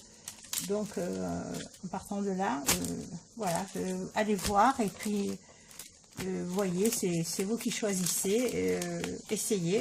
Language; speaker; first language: French; native; French